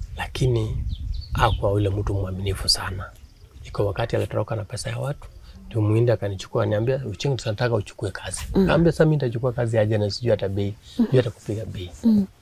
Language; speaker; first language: Swahili; native; Swahili